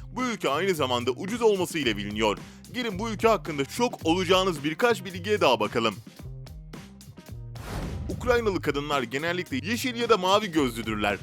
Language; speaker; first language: Turkish; native; Turkish